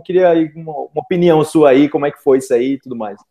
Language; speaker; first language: Portuguese; native; Portuguese